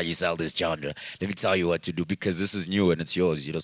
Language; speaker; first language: English; non-native, local second language; Zulu